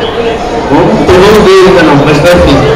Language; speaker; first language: Portuguese; native; Portuguese